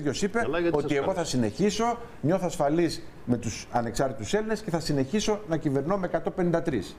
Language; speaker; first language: Greek; native; Greek